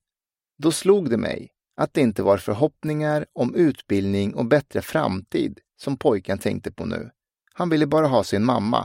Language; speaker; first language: Swedish; early bilingual, other home language; Persian